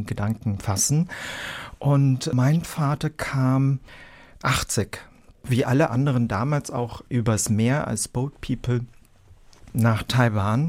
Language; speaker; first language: German; early bilingual, other home language; Vietnamese